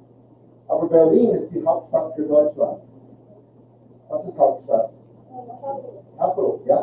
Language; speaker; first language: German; non-native, fluent; English